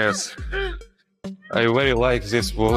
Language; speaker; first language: English; non-native, learner; Russian